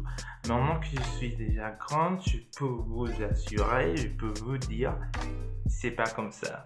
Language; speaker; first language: French; non-native, learner; Spanish